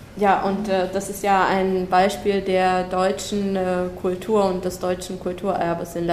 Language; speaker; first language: German; non-native, fluent; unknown